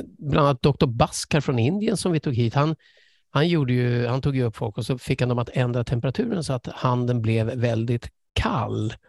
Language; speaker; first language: Swedish; early bilingual, other home language; English